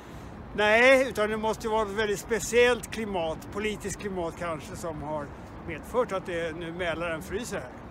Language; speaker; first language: Swedish; native; Swedish